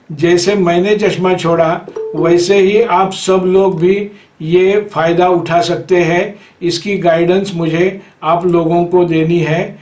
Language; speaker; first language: Hindi; non-native, local second language; Marathi